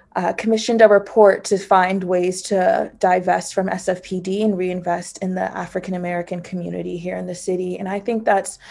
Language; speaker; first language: English; native; English